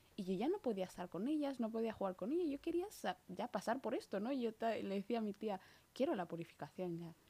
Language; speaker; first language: Spanish; early bilingual, other home language; Somali